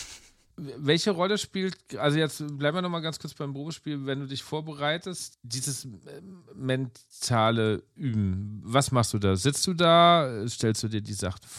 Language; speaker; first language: German; native; German